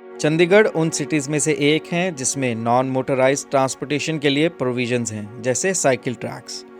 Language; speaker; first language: Hindi; native; Hindi